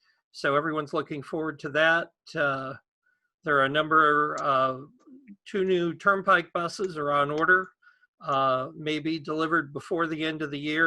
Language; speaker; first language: English; native; English